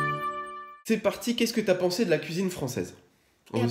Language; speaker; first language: French; native; French